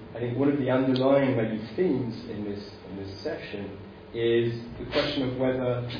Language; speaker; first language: English; native; English